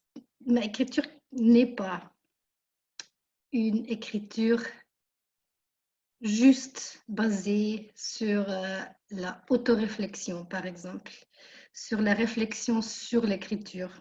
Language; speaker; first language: French; non-native, fluent; German